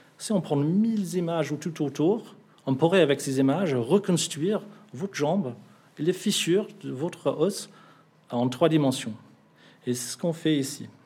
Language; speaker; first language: French; non-native, fluent; English